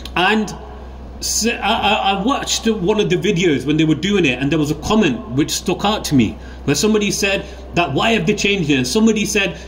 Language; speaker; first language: English; early bilingual, other home language; Urdu